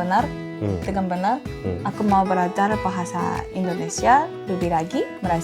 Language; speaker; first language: Indonesian; non-native, fluent; Japanese